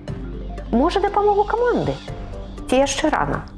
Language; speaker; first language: Belarusian; native; Belarusian